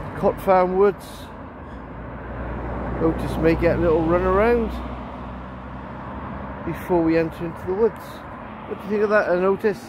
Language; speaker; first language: English; native; English